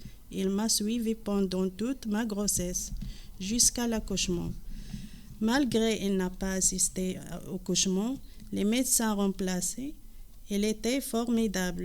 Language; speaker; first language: French; non-native, learner; Arabic